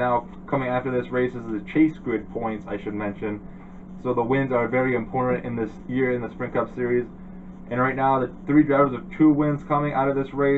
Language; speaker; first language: English; native; English